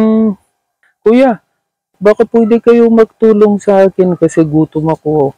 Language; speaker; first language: Filipino; non-native, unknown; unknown